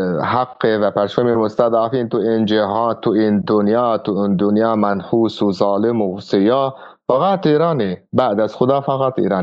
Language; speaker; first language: Persian; non-native, fluent; Arabic